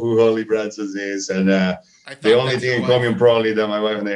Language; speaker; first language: English; non-native, fluent; Spanish